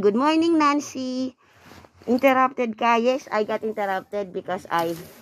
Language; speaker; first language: English; non-native, local second language; Filipino